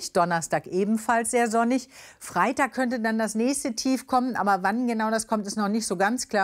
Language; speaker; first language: German; native; German